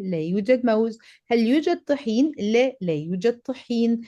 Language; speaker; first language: Arabic; non-native, fluent; French